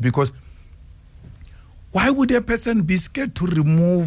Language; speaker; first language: English; non-native, local second language; Northern Sotho